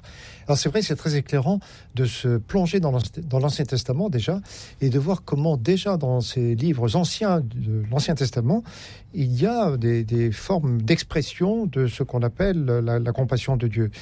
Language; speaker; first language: French; native; French